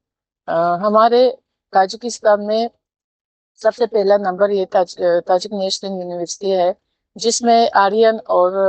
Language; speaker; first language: Hindi; non-native, fluent; Tajik